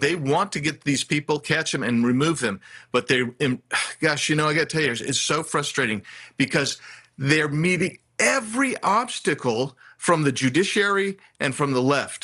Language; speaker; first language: English; native; English